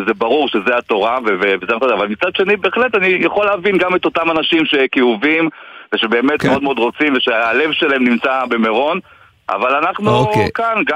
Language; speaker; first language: Hebrew; native; Hebrew